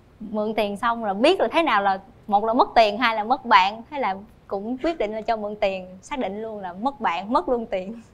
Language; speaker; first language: Vietnamese; native; Vietnamese